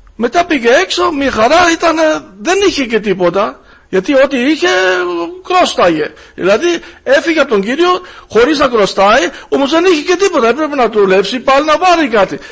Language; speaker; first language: Greek; non-native, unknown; German